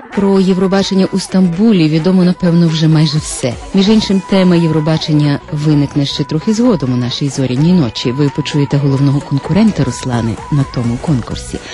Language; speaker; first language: Ukrainian; native; Ukrainian